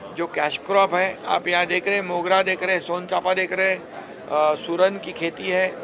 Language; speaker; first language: Hindi; non-native, local second language; Marathi